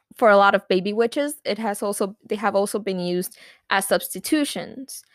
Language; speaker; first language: English; non-native, fluent; Spanish